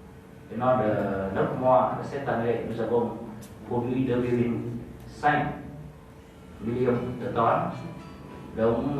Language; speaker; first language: French; non-native, fluent; Vietnamese